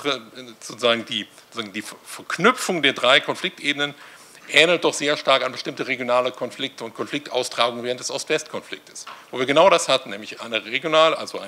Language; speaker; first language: German; native; German